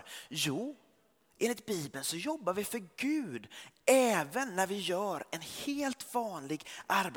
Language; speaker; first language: Swedish; early bilingual, heritage; Swedish